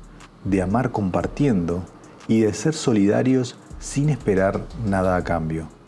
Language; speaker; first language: Spanish; native; Spanish